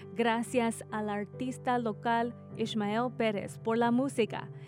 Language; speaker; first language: Spanish; early bilingual, heritage; Spanish